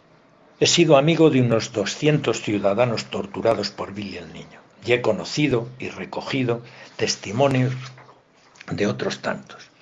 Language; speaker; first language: Spanish; native; Spanish